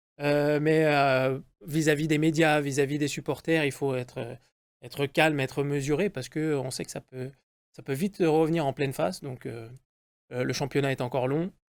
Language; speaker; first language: French; native; French